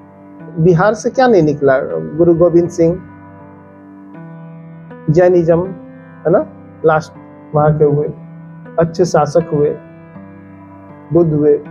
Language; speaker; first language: Hindi; native; Hindi